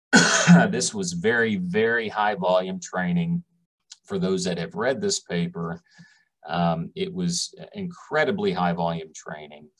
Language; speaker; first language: English; native; English